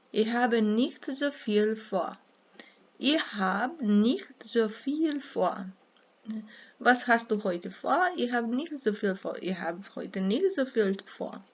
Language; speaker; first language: German; non-native, fluent; Serbian